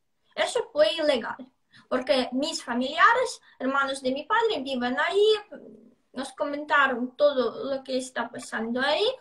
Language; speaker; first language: Spanish; non-native, fluent; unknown